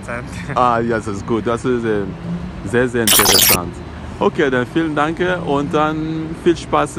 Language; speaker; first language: German; non-native, learner; Lingala